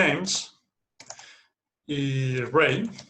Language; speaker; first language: Spanish; non-native, fluent; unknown